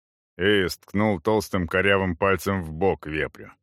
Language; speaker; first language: Russian; native; Russian